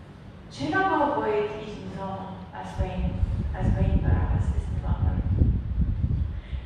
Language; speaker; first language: Persian; non-native, learner; Arabic